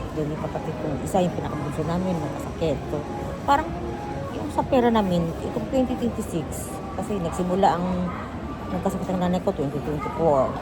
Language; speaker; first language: Filipino; non-native, local second language; Cebuano